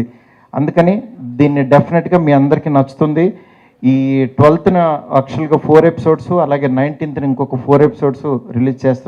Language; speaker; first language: Telugu; native; Telugu